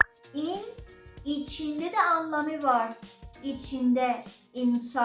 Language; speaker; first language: Turkish; non-native, learner; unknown